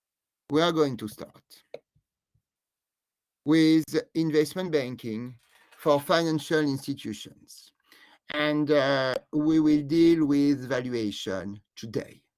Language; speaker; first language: English; non-native, fluent; French